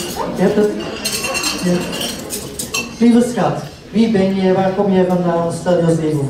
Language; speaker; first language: Dutch; native; Dutch